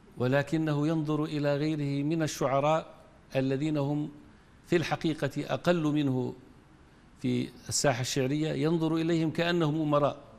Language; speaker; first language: Arabic; native; Arabic